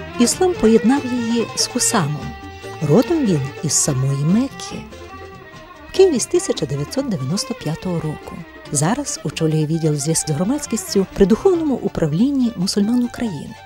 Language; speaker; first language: Ukrainian; native; Ukrainian